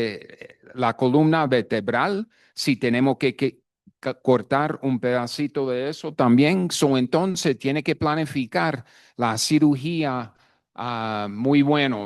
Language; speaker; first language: Spanish; non-native, fluent; English